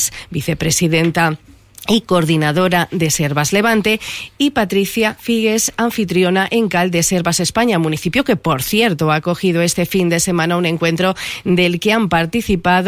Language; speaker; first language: Spanish; native; Spanish